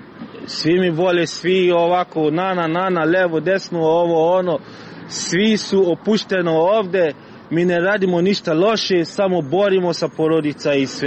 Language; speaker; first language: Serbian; non-native, learner; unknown